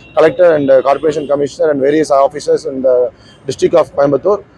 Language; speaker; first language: English; non-native, local second language; Tamil